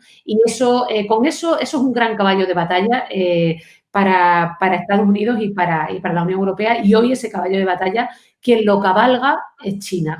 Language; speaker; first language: Spanish; native; Spanish